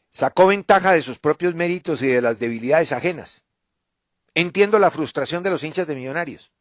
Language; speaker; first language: Spanish; native; Spanish